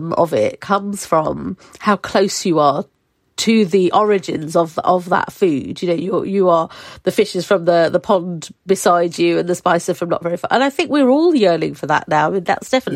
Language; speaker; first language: English; native; English